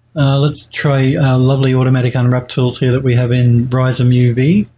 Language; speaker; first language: English; native; English